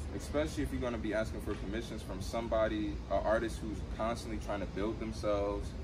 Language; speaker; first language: English; native; English